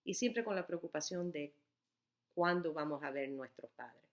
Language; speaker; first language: Spanish; early bilingual, heritage; Spanish